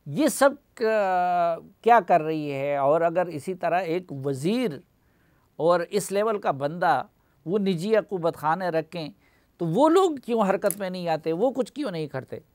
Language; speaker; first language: Urdu; non-native, local second language; Pashto